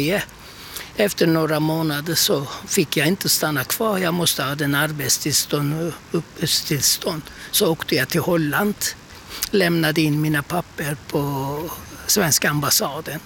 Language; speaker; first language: Swedish; non-native, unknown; Turkish